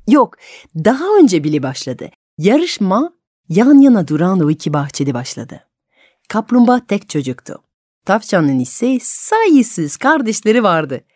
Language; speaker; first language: Turkish; non-native, fluent; French